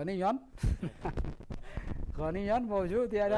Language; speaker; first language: Arabic; non-native, fluent; Indonesian